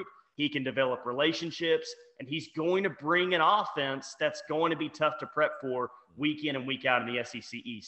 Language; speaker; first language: English; native; English